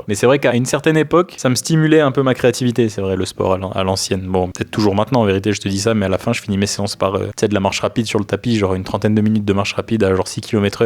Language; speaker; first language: French; native; French